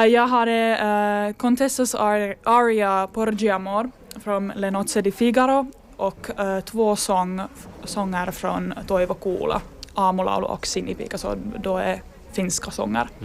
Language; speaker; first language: Swedish; non-native, learner; Finnish